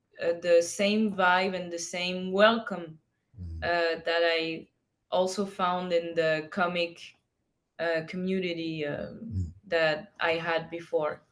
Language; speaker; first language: English; non-native, fluent; French